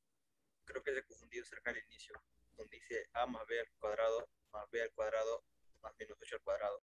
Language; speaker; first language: Spanish; native; Spanish